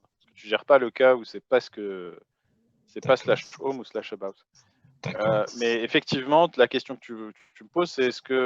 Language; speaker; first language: French; native; French